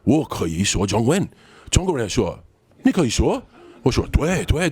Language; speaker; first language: Chinese; non-native, learner; English